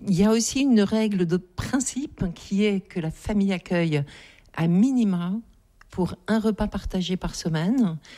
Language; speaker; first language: French; native; French